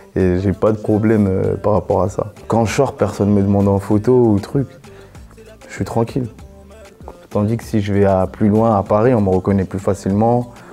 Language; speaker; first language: French; native; French